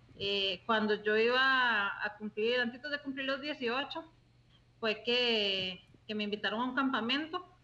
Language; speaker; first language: Spanish; native; Spanish